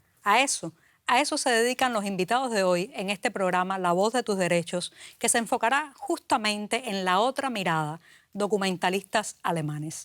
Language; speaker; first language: Spanish; native; Spanish